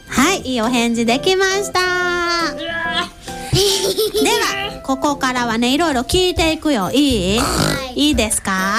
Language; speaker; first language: Japanese; native; Japanese